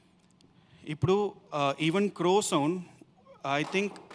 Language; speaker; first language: Telugu; non-native, learner; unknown